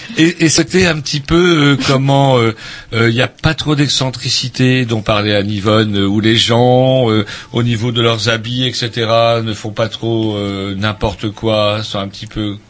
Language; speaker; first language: French; native; French